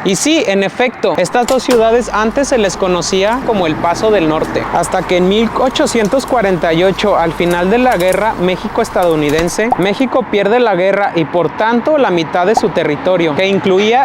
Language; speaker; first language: Spanish; native; Spanish